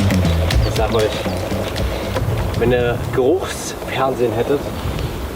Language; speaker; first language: German; native; German